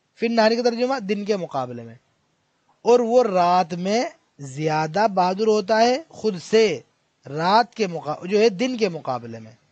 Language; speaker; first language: Urdu; native; Urdu